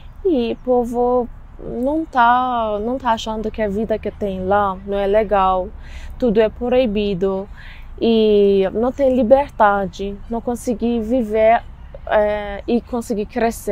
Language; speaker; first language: Portuguese; non-native, learner; Persian